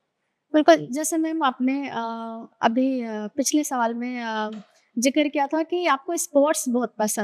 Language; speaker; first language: Hindi; native; Hindi